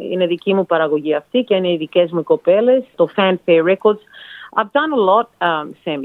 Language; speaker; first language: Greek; early bilingual, heritage; Greek